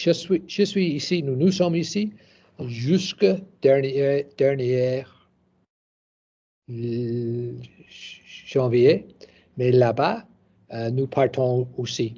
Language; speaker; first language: French; non-native, learner; English